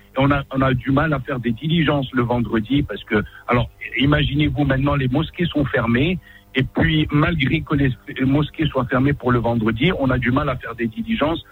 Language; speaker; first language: French; non-native, local second language; Arabic